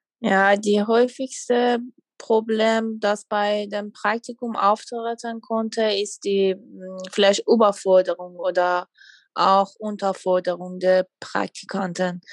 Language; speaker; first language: German; non-native, fluent; Persian